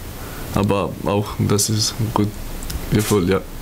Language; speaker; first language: German; non-native, learner; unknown